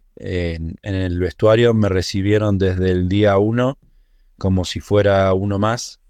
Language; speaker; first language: Spanish; native; Spanish